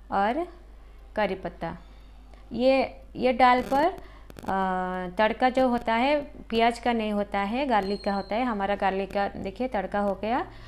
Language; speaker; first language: Hindi; non-native, local second language; Odia